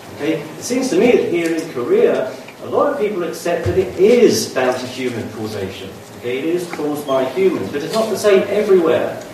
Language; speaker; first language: English; native; English